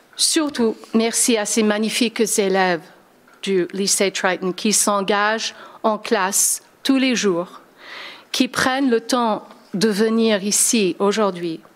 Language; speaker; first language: French; non-native, fluent; English